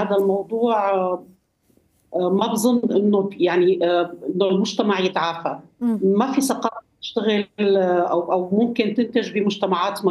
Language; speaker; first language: Arabic; native; Arabic